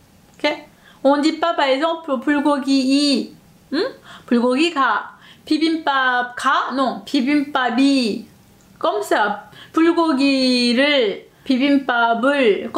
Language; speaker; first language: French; non-native, fluent; Korean